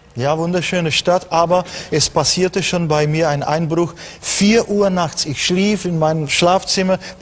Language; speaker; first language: German; non-native, fluent; Czech